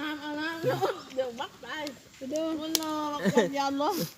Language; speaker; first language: Thai; native; Thai